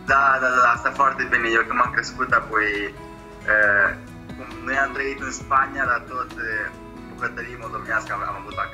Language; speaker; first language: Romanian; early bilingual, heritage; Romanian